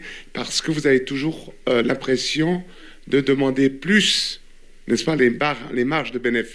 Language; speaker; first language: French; native; French